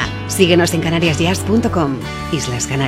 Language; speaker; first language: Spanish; native; Spanish